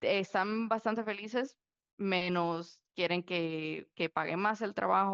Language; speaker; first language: Spanish; early bilingual, heritage; Spanish